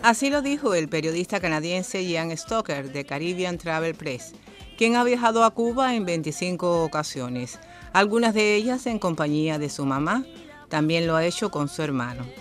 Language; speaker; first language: Spanish; native; Spanish